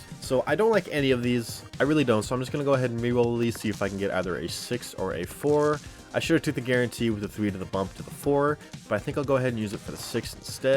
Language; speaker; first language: English; native; English